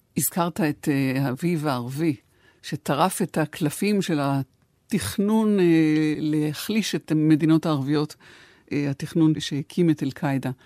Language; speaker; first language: Hebrew; native; Hebrew